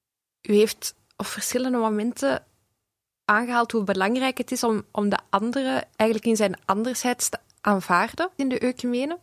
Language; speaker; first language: Dutch; native; Dutch